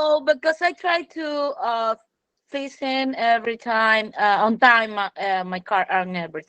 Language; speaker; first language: English; non-native, learner; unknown